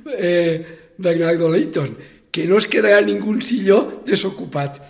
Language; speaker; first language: Catalan; native; Catalan